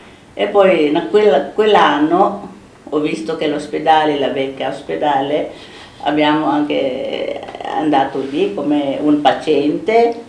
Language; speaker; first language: Italian; non-native, fluent; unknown